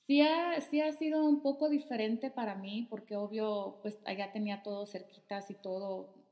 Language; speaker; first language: Spanish; early bilingual, heritage; Spanish